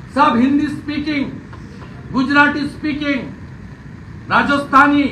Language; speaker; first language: Hindi; non-native, local second language; Bangla